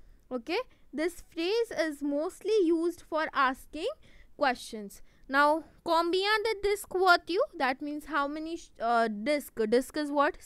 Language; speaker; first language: English; non-native, local second language; Hindi